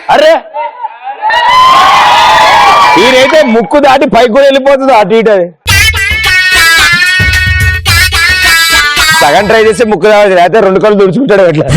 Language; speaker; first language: Telugu; native; Telugu